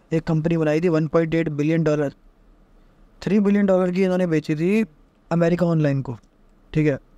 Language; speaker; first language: Hindi; native; Hindi